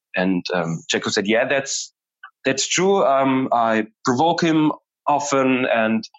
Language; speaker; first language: English; non-native, fluent; German